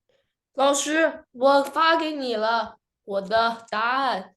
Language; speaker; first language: Chinese; early bilingual, other home language; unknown